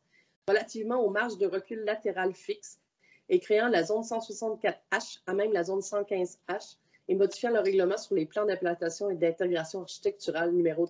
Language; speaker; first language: French; native; French